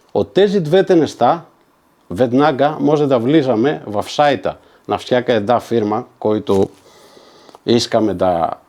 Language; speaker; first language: Bulgarian; non-native, fluent; Macedonian